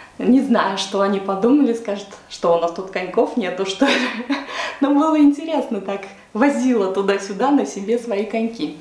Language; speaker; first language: Russian; native; Russian